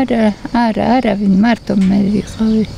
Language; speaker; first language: Georgian; non-native, learner; Russian